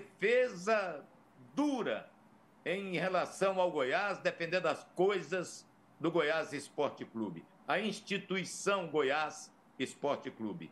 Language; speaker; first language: Portuguese; native; Portuguese